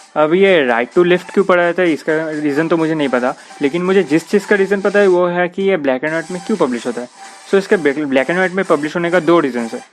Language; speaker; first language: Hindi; non-native, local second language; Bangla